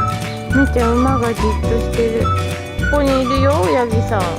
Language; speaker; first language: Japanese; native; Japanese